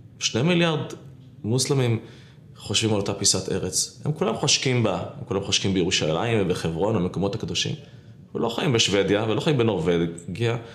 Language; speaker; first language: Hebrew; native; Hebrew